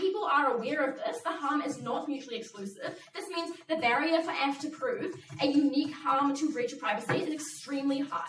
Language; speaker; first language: English; native; English